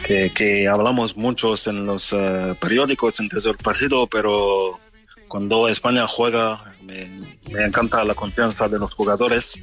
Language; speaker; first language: Spanish; non-native, fluent; French